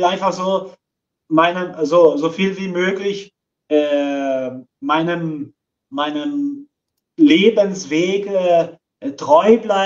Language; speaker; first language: German; non-native, fluent; Portuguese